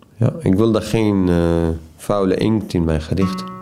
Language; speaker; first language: Dutch; non-native, fluent; Arabic